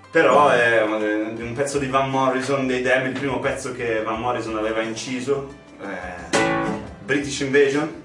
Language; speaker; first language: Italian; native; Italian